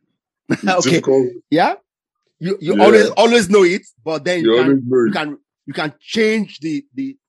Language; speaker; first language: English; non-native, local second language; Igbo